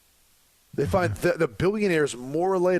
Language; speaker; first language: English; native; English